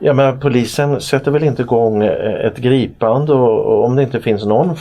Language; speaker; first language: Swedish; native; Swedish